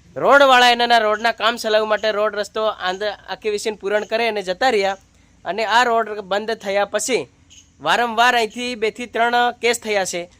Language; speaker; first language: Gujarati; non-native, local second language; Bhili